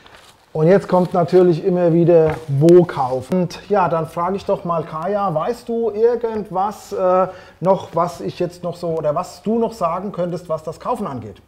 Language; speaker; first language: German; native; German